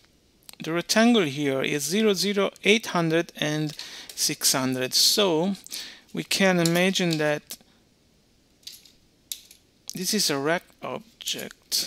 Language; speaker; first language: English; non-native, fluent; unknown